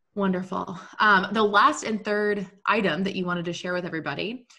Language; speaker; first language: English; native; English